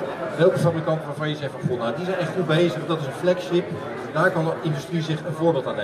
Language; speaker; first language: Dutch; native; Dutch